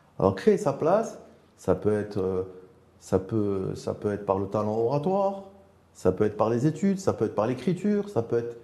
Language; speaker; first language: French; non-native, local second language; Arabic